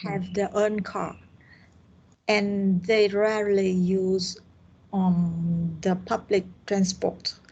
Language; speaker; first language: English; non-native, learner; Vietnamese